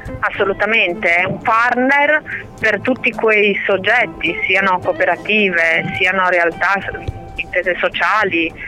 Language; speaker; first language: Italian; native; Italian